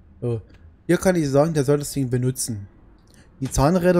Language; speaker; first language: German; native; German